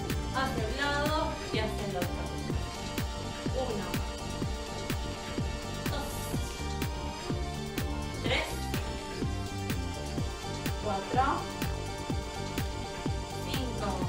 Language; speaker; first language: Spanish; native; Spanish